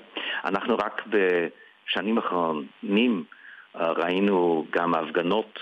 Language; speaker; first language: Hebrew; early bilingual, heritage; Hebrew